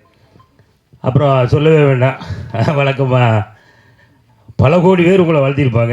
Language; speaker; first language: Tamil; native; Tamil